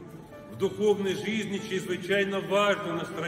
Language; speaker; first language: Russian; native; Russian